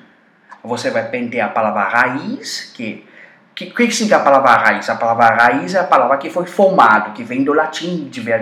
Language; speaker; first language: Portuguese; non-native, fluent; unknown